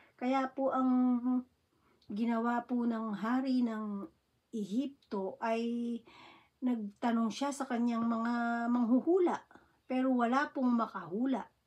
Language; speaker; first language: Filipino; native; Filipino